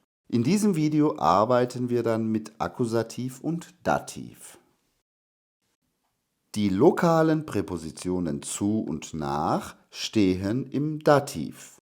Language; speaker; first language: German; non-native, fluent; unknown